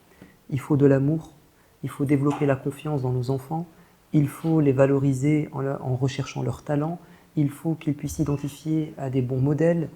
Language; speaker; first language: French; native; French